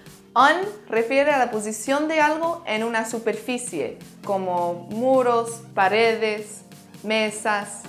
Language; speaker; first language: Spanish; non-native, fluent; English